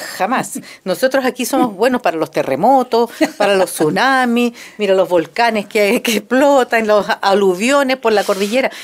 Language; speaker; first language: Spanish; native; Spanish